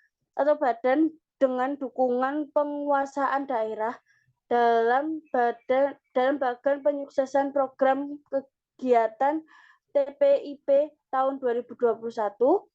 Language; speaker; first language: Indonesian; native; Indonesian